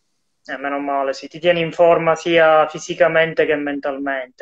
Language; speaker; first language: Italian; native; Italian